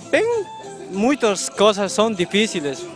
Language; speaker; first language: Portuguese; non-native, learner; Spanish